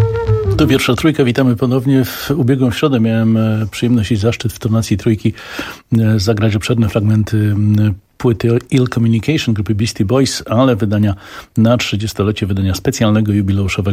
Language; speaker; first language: Polish; native; Polish